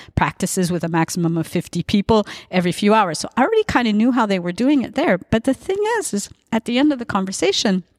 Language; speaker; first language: English; native; English